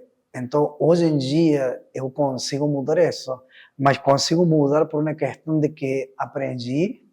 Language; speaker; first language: Portuguese; non-native, fluent; Spanish